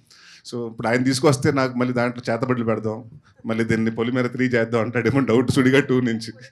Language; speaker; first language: Telugu; native; Telugu